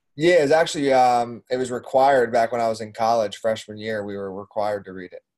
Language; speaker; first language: English; native; English